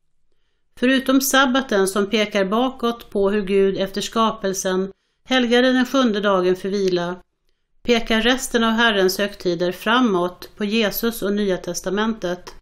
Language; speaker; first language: Swedish; native; Swedish